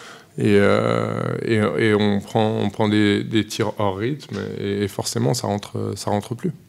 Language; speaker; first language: French; native; French